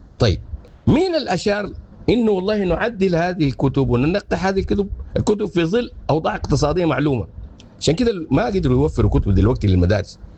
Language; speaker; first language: Arabic; native; Arabic